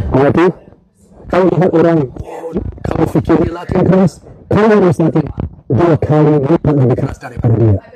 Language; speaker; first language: Indonesian; non-native, learner; English